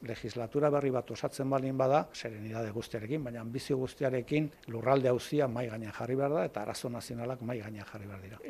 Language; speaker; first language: Basque; non-native, local second language; Spanish